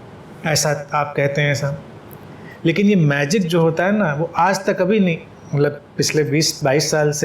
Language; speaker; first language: Hindi; native; Hindi